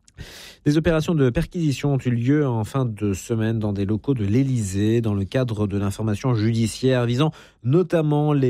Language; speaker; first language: French; native; French